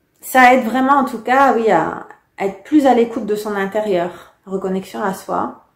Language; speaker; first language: French; native; French